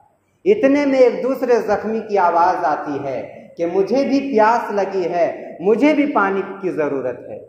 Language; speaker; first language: Urdu; native; Urdu